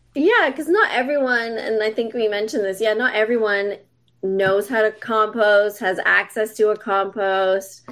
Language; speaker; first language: English; native; English